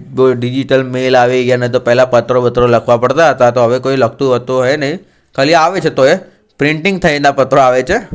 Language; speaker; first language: Gujarati; native; Gujarati